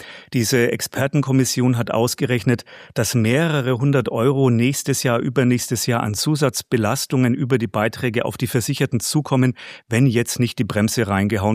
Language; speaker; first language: German; native; German